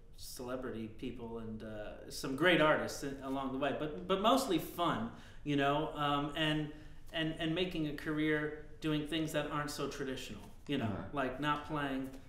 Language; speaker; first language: English; native; English